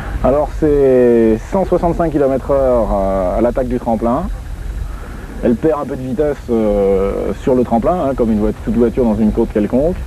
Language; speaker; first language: French; native; French